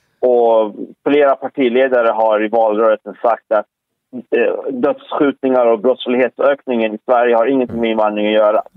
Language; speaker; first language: Swedish; early bilingual, other home language; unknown